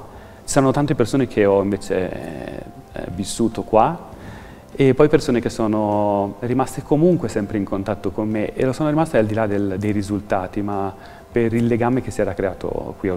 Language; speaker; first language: Italian; native; Italian